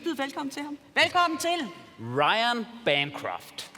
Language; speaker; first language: Danish; native; Danish